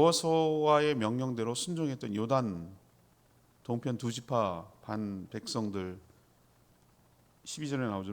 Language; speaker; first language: Korean; native; Korean